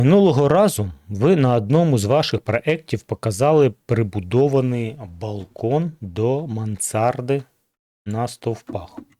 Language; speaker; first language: Ukrainian; non-native, local second language; Russian